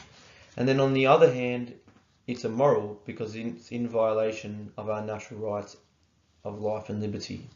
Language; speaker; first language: English; native; English